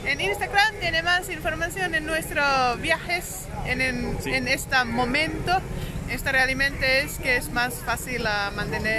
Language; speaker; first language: Spanish; non-native, learner; Finnish